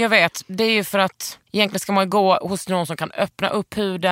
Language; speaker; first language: Swedish; native; Swedish